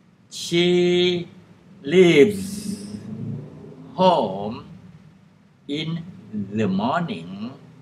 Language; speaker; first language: English; non-native, fluent; Thai